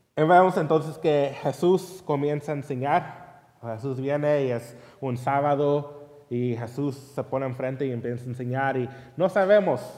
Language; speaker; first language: Spanish; early bilingual, heritage; Spanish